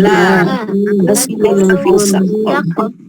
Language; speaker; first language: Arabic; non-native, learner; Indonesian